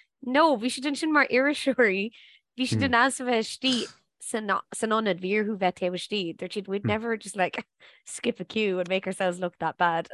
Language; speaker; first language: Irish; native; Irish